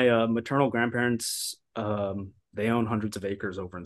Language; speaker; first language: English; native; English